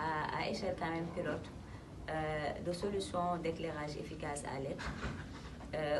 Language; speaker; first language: French; non-native, local second language; Wolof